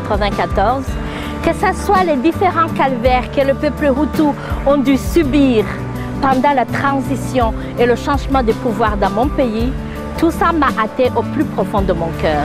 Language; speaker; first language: French; non-native, local second language; Kinyarwanda